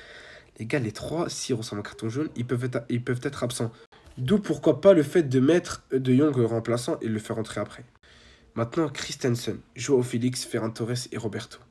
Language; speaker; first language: French; native; French